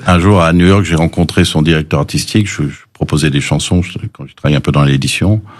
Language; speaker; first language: French; early bilingual, other home language; English